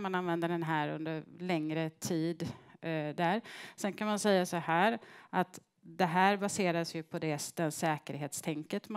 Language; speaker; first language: Swedish; native; Swedish